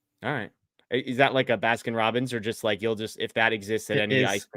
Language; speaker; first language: English; native; English